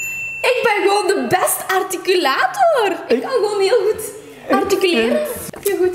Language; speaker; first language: Dutch; early bilingual, other home language; Turkish